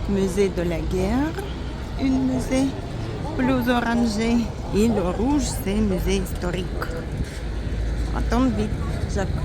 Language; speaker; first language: French; non-native, learner; Russian